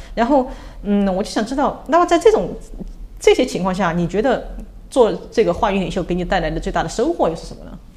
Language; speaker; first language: Chinese; native; Chinese